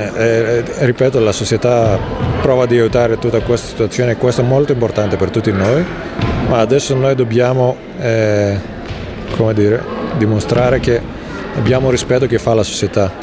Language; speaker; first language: Italian; non-native, fluent; Greek